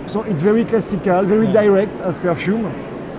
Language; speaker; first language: English; non-native, fluent; French